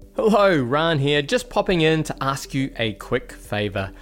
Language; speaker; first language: English; native; English